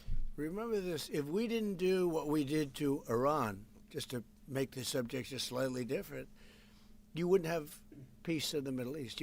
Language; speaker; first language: English; native; English